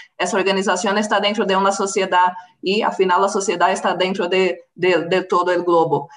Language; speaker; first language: Spanish; non-native, fluent; Portuguese